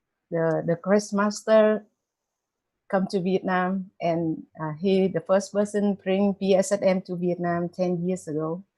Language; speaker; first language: English; non-native, learner; Vietnamese